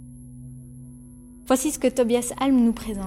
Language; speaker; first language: French; native; French